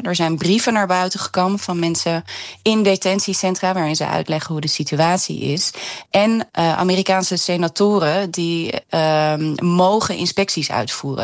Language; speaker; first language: Dutch; native; Dutch